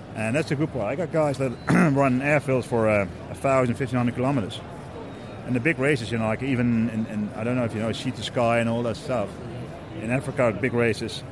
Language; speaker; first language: English; non-native, fluent; Dutch